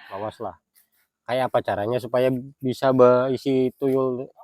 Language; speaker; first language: Indonesian; non-native, local second language; Banjar